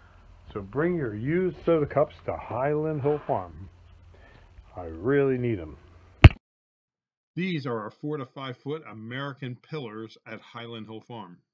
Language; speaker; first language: English; native; English